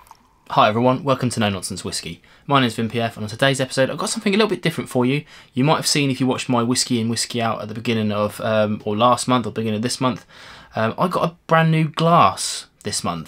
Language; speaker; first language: English; native; English